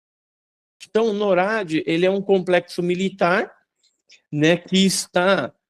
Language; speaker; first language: Portuguese; native; Portuguese